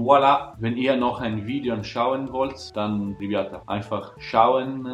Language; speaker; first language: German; non-native, fluent; Italian